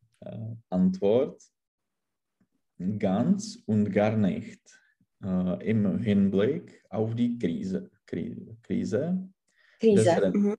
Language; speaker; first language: German; non-native, learner; Czech